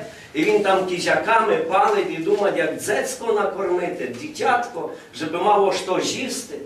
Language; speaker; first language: Ukrainian; native; Ukrainian